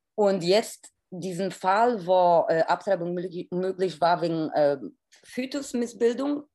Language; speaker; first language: German; non-native, fluent; Polish